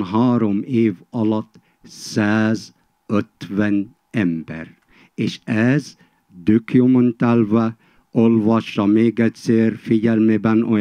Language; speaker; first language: Hungarian; non-native, fluent; Arabic